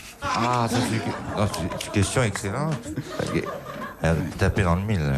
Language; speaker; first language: French; native; French